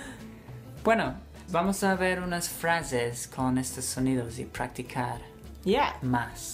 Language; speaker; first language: Spanish; non-native, fluent; English